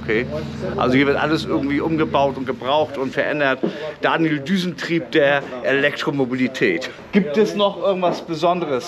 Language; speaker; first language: German; native; German